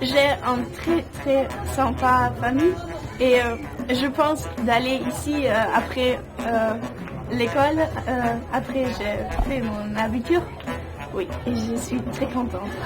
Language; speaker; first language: French; non-native, learner; German